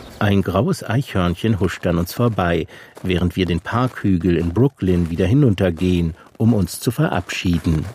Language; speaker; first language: German; native; German